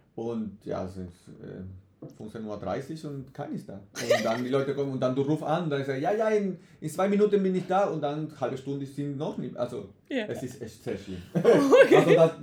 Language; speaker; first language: German; non-native, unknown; Spanish